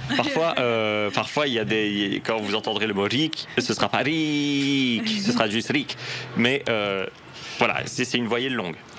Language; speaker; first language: French; native; French